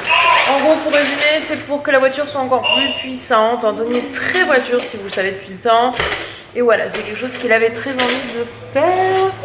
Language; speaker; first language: French; native; French